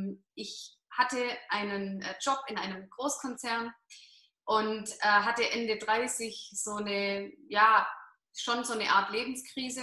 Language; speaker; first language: German; native; German